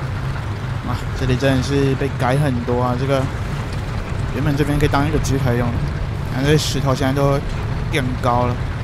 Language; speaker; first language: Chinese; native; Chinese